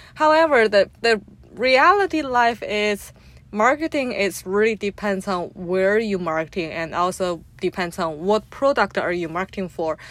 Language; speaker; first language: English; non-native, fluent; Chinese